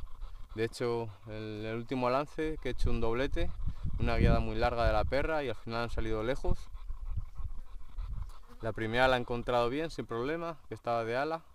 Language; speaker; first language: Spanish; native; Spanish